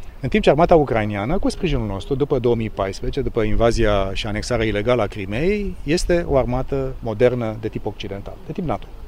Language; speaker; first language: Romanian; native; Romanian